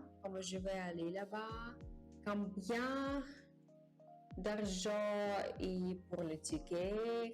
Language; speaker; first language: French; non-native, learner; Japanese